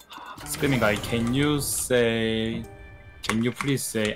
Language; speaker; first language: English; non-native, learner; Korean